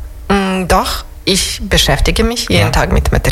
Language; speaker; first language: German; non-native, fluent; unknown